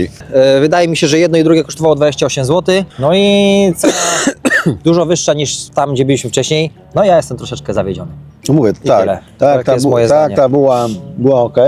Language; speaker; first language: Polish; native; Polish